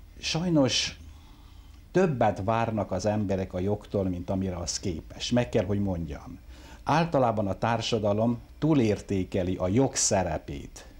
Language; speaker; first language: Hungarian; native; Hungarian